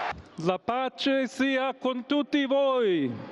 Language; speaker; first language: Italian; non-native, fluent; English